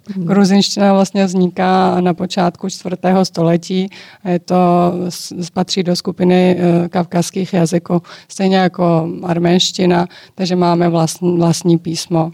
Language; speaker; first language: Czech; early bilingual, other home language; Georgian